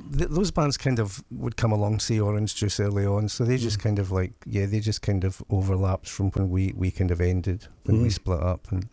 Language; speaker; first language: English; native; English